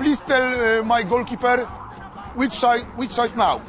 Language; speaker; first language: English; non-native, learner; Polish